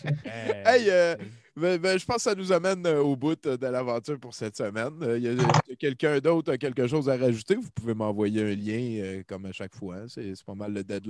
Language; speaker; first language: French; native; French